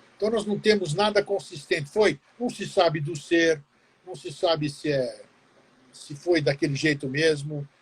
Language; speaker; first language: Portuguese; early bilingual, other home language; Greek